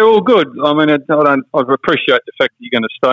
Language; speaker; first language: English; native; English